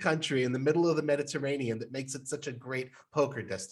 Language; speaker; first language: English; native; English